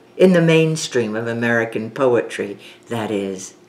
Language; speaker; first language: English; early bilingual, other home language; Italian